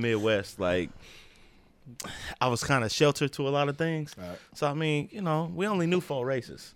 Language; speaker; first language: English; native; English